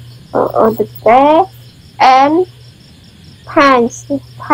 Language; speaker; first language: English; non-native, learner; Khmer